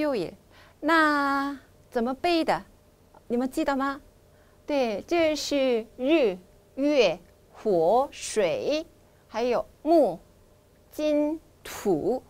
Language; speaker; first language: Chinese; non-native, fluent; Korean